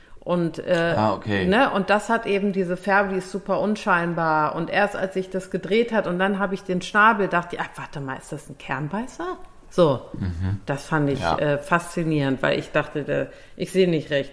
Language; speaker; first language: German; native; German